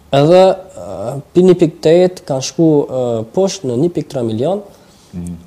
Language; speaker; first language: Albanian; early bilingual, heritage; Albanian